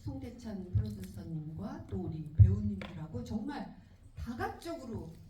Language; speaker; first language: Korean; native; Korean